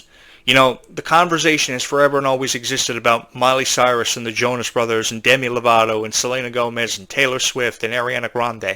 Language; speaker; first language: English; native; English